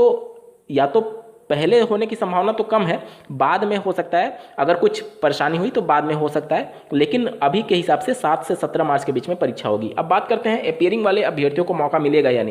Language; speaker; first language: Hindi; native; Hindi